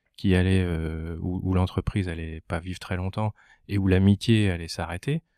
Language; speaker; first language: French; native; French